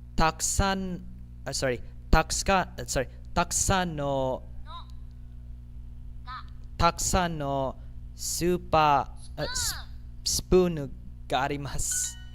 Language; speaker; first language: Japanese; non-native, learner; English